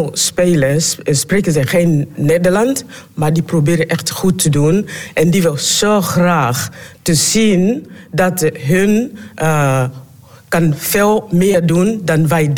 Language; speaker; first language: Dutch; non-native, learner; Swahili